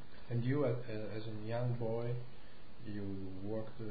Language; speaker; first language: English; non-native, learner; Italian